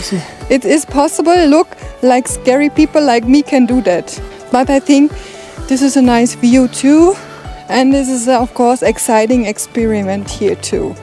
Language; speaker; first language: English; non-native, learner; German